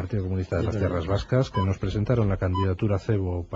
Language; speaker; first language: Spanish; native; Spanish